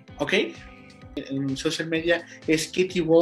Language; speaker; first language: English; non-native, learner; Spanish